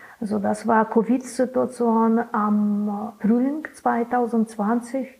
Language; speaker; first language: German; non-native, learner; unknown